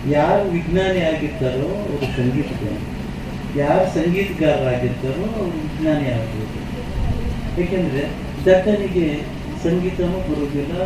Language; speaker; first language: Kannada; non-native, local second language; Telugu